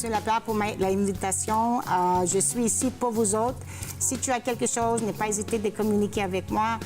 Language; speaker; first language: French; non-native, fluent; Greek